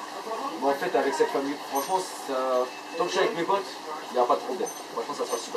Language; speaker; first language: French; native; French